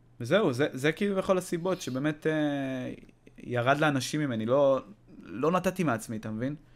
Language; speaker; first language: Hebrew; native; Hebrew